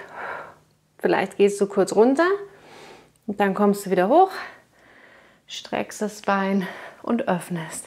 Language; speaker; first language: German; native; German